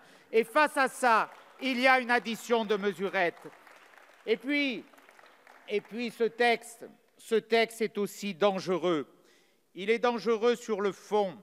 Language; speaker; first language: French; native; French